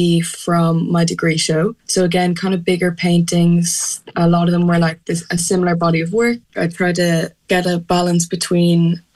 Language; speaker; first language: English; native; English